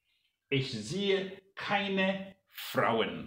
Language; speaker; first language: German; non-native, learner; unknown